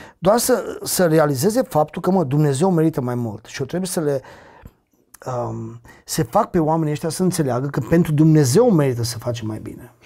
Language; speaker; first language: Romanian; native; Romanian